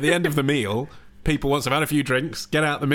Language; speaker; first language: English; native; English